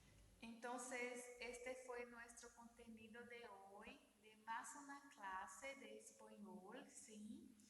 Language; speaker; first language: Spanish; non-native, learner; Portuguese